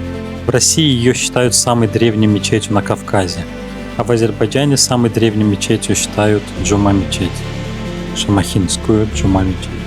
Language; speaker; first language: Russian; native; Russian